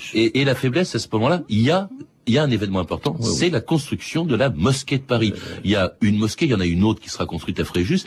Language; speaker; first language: French; native; French